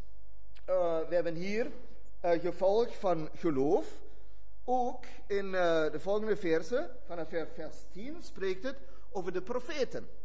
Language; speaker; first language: Dutch; non-native, fluent; German